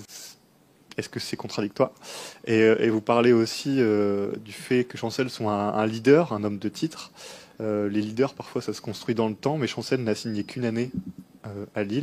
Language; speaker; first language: French; native; French